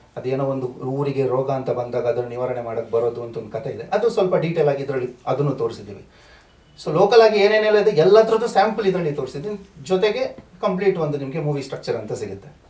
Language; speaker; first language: Kannada; non-native, local second language; Tulu